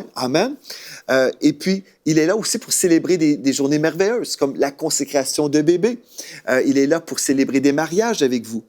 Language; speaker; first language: French; native; French